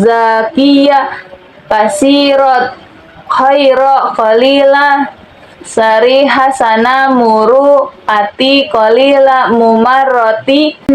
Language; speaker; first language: Arabic; non-native, learner; Indonesian